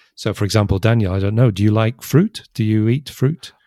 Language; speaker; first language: English; native; English